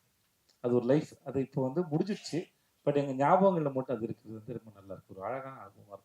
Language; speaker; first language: Tamil; native; Tamil